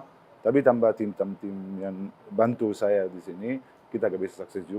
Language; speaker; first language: Indonesian; non-native, learner; Arabic